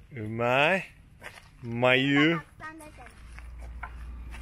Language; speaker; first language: Japanese; native; Japanese